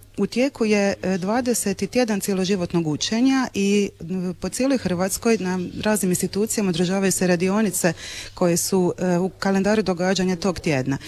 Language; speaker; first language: Croatian; native; Croatian